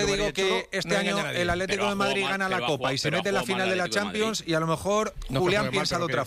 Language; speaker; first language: Spanish; native; Spanish